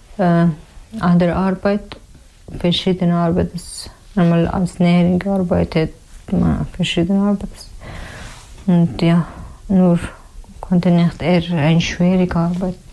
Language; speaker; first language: German; non-native, learner; Persian